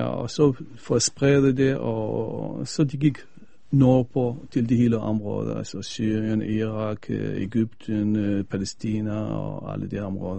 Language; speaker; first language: Danish; non-native, fluent; Arabic